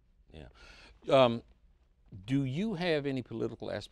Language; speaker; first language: English; native; English